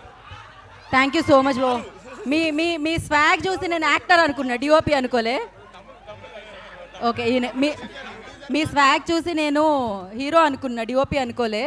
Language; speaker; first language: Telugu; native; Telugu